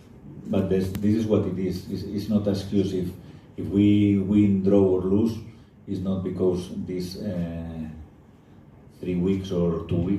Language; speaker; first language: English; non-native, fluent; Spanish